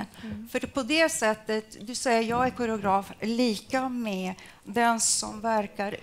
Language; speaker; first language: Swedish; non-native, fluent; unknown